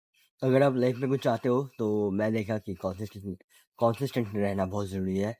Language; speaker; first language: Hindi; non-native, local second language; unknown